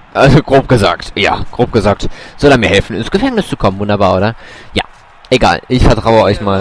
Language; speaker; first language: German; native; German